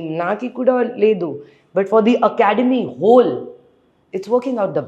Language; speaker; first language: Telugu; non-native, local second language; Hindi